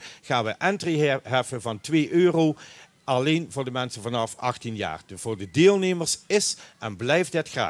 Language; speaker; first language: Dutch; native; Dutch